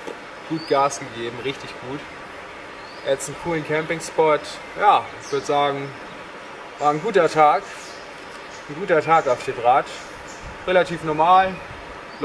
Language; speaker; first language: German; native; German